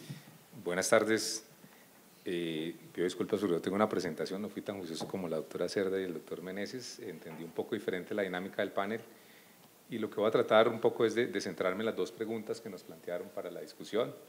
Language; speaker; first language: Spanish; native; Spanish